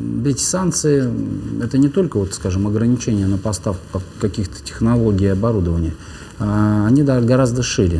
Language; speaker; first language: Russian; native; Russian